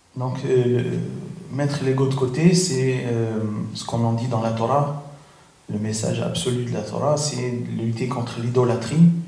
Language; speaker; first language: French; non-native, fluent; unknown